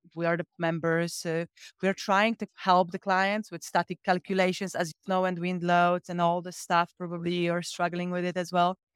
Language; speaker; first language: English; non-native, fluent; Polish